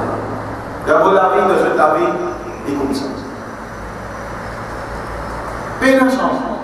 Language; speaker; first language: French; non-native, local second language; Morisyen